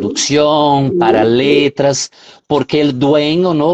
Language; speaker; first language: Spanish; non-native, fluent; Portuguese